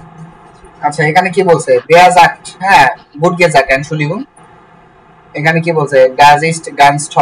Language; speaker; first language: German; non-native, learner; Bangla